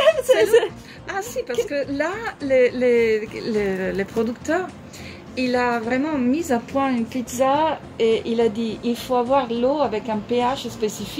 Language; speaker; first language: French; non-native, fluent; Italian